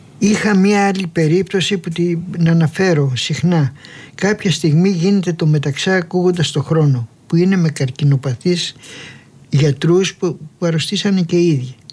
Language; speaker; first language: Greek; native; Greek